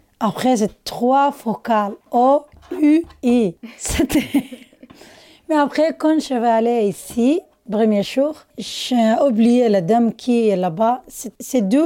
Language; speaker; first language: French; non-native, learner; Somali